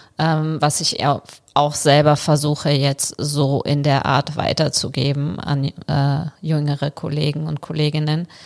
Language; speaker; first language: German; early bilingual, other home language; Bulgarian